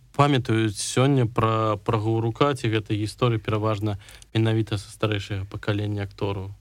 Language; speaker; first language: Belarusian; non-native, local second language; Russian